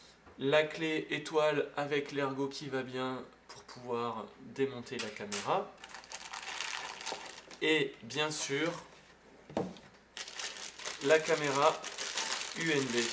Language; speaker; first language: French; native; French